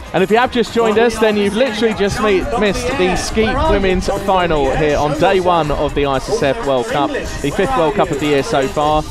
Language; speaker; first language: English; native; English